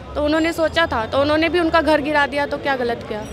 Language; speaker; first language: Hindi; native; Hindi